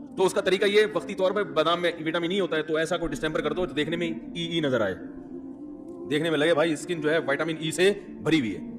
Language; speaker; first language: Urdu; native; Urdu